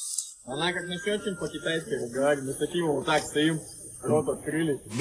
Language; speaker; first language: Russian; native; Russian